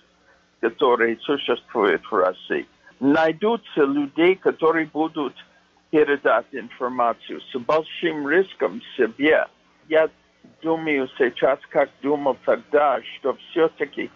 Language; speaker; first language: Russian; non-native, fluent; English